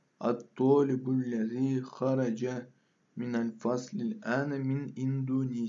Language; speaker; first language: Arabic; non-native, fluent; Russian